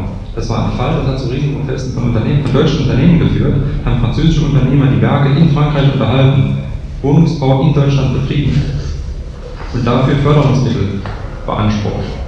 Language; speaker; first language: German; native; German